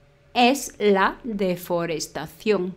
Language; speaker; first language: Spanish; non-native, fluent; English